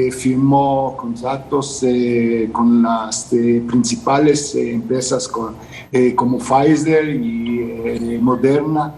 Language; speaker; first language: Spanish; non-native, fluent; Hebrew